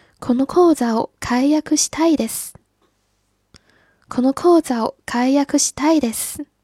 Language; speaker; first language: Japanese; non-native, fluent; Chinese